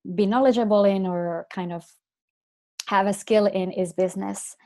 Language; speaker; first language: English; non-native, fluent; Finnish